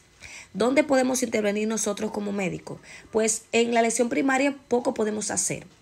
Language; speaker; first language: Spanish; native; Spanish